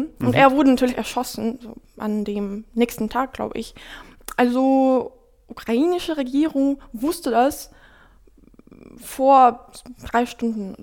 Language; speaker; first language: German; non-native, fluent; Ukrainian